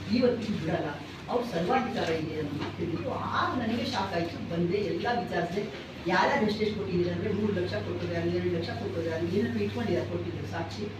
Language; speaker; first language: Kannada; non-native, local second language; Lambadi